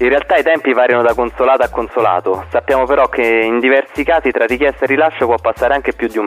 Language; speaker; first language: Italian; native; Italian